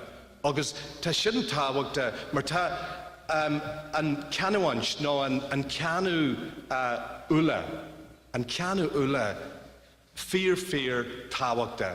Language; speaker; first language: Irish; non-native, learner; English